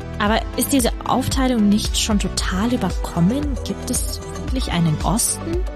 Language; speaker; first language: German; early bilingual, other home language; Russian